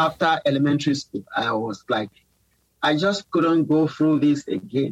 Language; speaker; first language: English; non-native, local second language; Yoruba